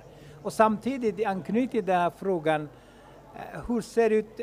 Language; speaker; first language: Swedish; non-native, fluent; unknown